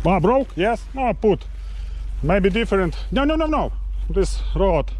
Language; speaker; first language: English; non-native, learner; Ukrainian